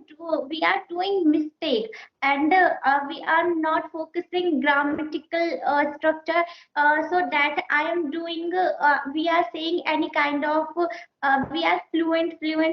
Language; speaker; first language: English; non-native, learner; Hindi